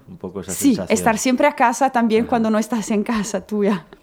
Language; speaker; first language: Spanish; non-native, learner; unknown